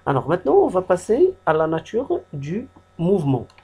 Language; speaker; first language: French; non-native, local second language; Arabic